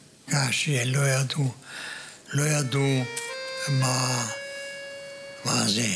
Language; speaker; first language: Hebrew; non-native, fluent; German